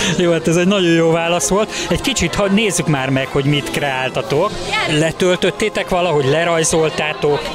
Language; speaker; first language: Hungarian; native; Hungarian